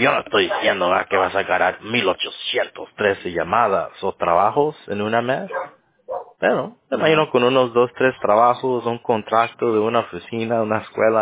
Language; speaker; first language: Spanish; early bilingual, other home language; English